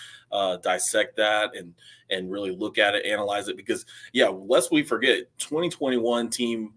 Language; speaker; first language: English; native; English